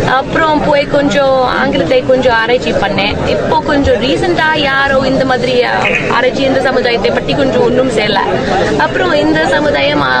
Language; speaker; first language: Tamil; non-native, fluent; English